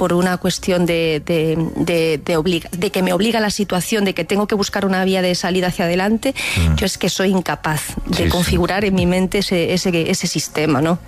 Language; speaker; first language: Spanish; native; Spanish